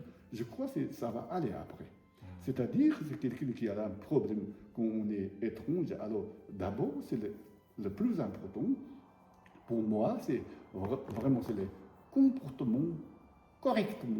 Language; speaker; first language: French; non-native, learner; Tibetan